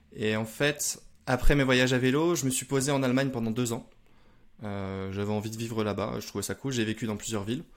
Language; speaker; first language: French; native; French